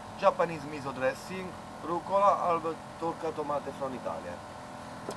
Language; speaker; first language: Swedish; non-native, learner; Italian